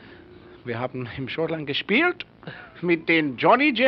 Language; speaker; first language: German; non-native, learner; English